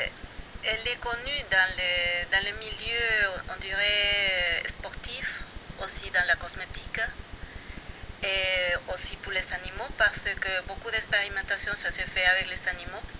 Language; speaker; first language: French; non-native, fluent; Spanish